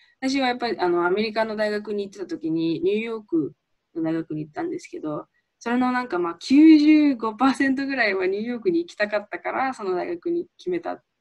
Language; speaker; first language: Japanese; early bilingual, heritage; Japanese